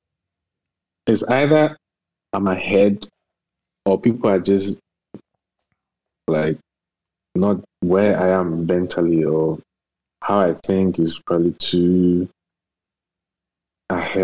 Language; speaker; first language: English; non-native, local second language; Akan